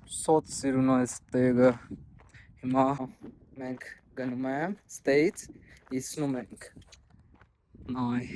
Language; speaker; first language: Armenian; non-native, learner; Hindi